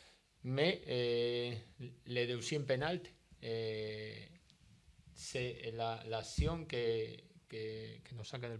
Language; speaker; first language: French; non-native, learner; Spanish